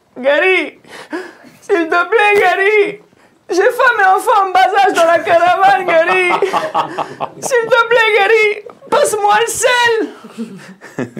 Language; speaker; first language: French; native; French